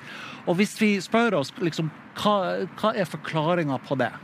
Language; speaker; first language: Norwegian; non-native, fluent; English